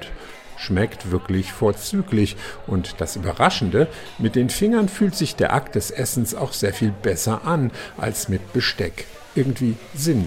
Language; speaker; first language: German; native; German